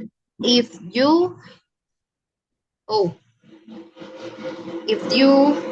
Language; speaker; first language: English; non-native, learner; Spanish